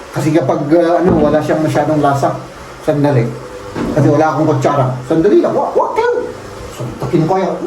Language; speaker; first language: Filipino; native; Filipino